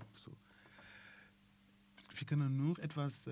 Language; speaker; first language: German; non-native, learner; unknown